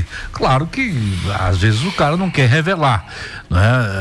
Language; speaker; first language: Portuguese; native; Portuguese